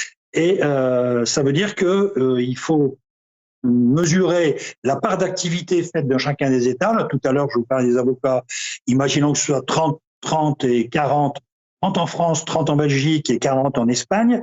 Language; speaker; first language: French; native; French